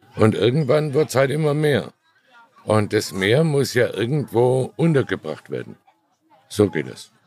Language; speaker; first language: German; native; German